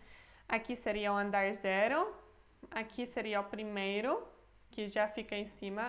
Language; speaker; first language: Portuguese; non-native, fluent; Polish